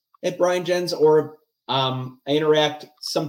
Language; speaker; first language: English; native; English